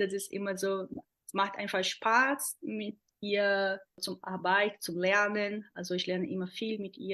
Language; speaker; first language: German; non-native, fluent; Portuguese